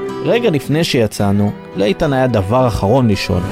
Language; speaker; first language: Hebrew; native; Hebrew